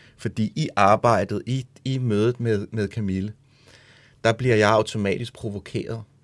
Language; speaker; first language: Danish; early bilingual, other home language; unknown